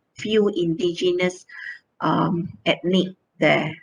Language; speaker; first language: English; non-native, local second language; Malay